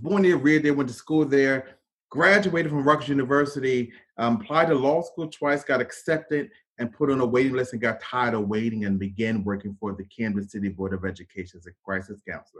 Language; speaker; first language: English; native; English